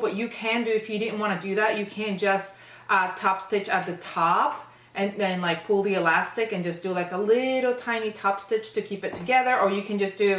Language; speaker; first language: English; native; English